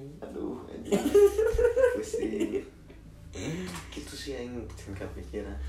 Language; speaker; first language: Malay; non-native, local second language; Sundanese